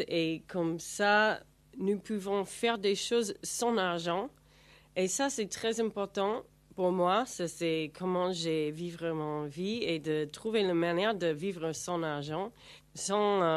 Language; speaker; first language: French; non-native, learner; English